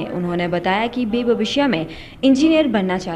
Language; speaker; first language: Hindi; native; Hindi